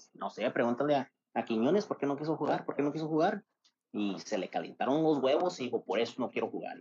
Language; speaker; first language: Spanish; early bilingual, other home language; English